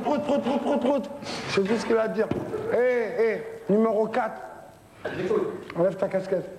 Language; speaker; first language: French; native; French